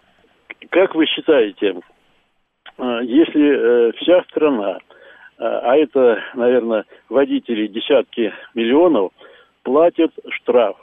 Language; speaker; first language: Russian; native; Russian